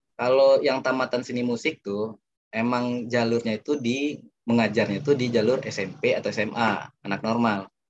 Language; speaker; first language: Indonesian; non-native, local second language; Minangkabau